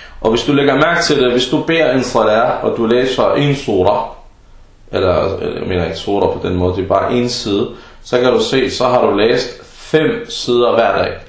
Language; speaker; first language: Danish; early bilingual, other home language; Arabic